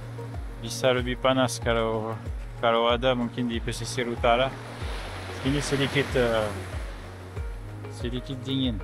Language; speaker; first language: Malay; non-native, learner; French